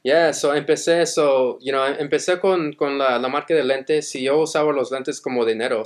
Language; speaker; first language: Spanish; early bilingual, heritage; Spanish